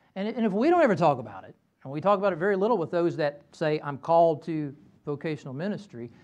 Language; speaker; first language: English; native; English